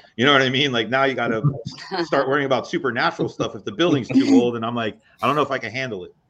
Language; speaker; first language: English; native; English